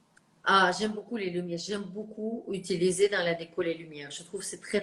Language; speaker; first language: French; non-native, fluent; Russian